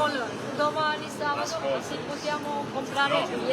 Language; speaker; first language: Italian; non-native, learner; Romanian